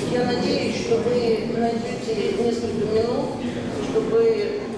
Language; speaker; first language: Russian; native; Russian